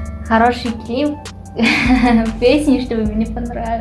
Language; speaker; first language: Russian; non-native, learner; Mongolian